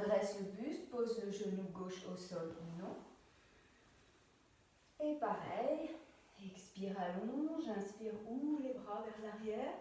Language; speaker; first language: French; native; French